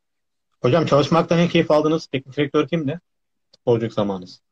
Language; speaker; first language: Turkish; native; Turkish